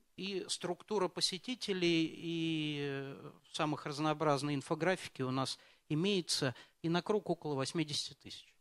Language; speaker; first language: Russian; native; Russian